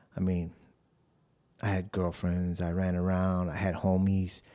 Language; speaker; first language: English; native; English